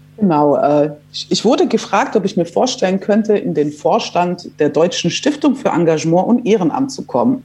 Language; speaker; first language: German; early bilingual, other home language; Croatian